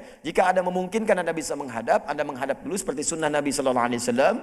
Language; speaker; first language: Indonesian; native; Indonesian